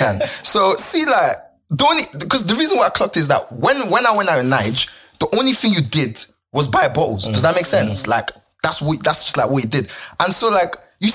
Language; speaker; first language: English; non-native, local second language; Yoruba